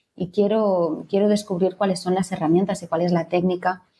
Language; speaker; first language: Spanish; native; Spanish